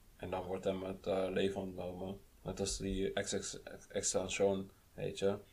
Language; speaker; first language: Dutch; native; Dutch